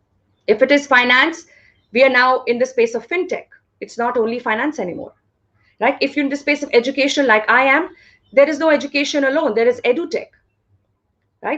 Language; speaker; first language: English; non-native, local second language; Hindi